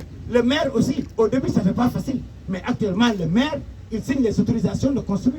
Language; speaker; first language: French; non-native, local second language; Wolof